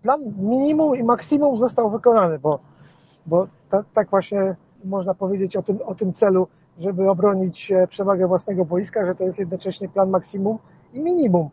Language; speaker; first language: Polish; native; Polish